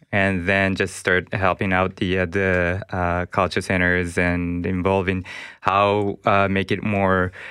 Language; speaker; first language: English; non-native, learner; Japanese